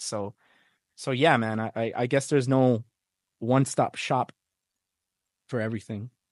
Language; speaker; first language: English; early bilingual, other home language; Spanish